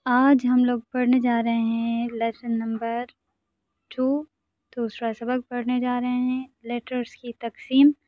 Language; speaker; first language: Urdu; non-native, local second language; Sindhi